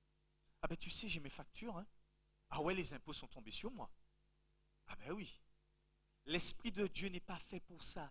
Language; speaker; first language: French; native; French